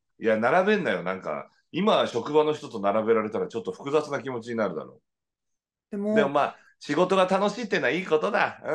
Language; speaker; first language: Japanese; native; Japanese